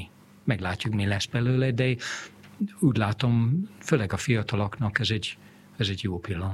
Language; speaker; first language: Hungarian; early bilingual, heritage; English